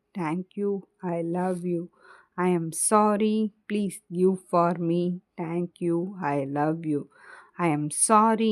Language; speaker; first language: English; non-native, learner; Tamil